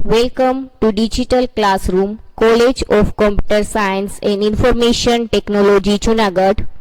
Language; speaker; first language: English; non-native, local second language; Gujarati